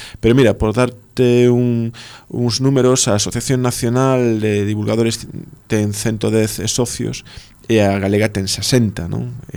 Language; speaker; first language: Galician; non-native, local second language; Spanish